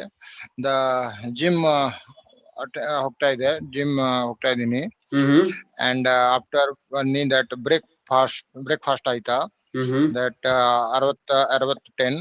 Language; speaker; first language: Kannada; non-native, learner; Hindi